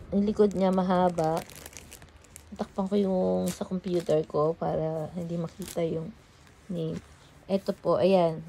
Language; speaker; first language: Filipino; non-native, local second language; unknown